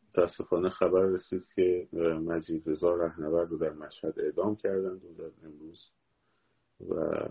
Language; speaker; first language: Persian; native; Persian